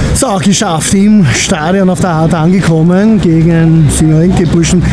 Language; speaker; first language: German; native; German